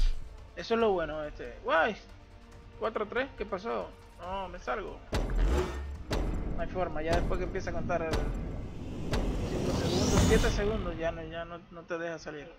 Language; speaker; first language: Spanish; native; Spanish